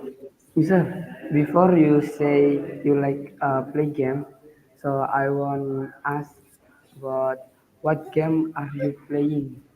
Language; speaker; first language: English; non-native, learner; Indonesian